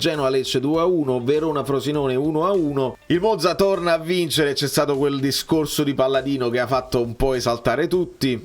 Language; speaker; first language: Italian; native; Italian